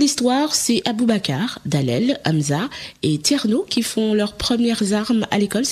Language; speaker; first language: French; native; French